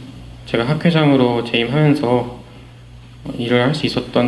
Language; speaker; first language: Korean; native; Korean